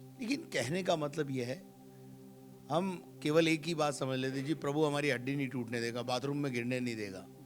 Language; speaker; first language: Hindi; native; Hindi